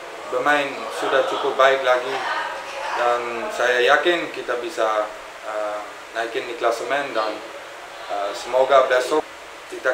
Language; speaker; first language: Indonesian; non-native, fluent; Dutch